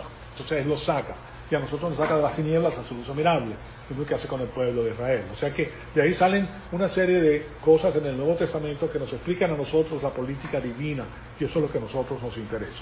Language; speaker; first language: Spanish; native; Spanish